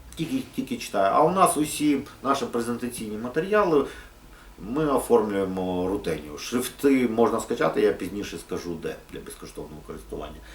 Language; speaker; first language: Ukrainian; non-native, local second language; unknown